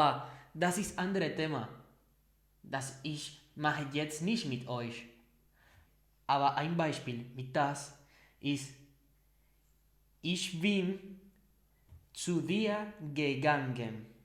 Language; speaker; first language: German; non-native, learner; Spanish